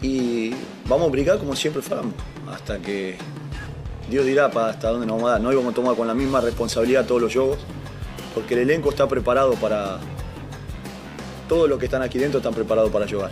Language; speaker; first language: Spanish; native; Spanish